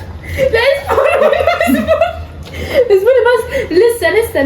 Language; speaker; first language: Arabic; native; Arabic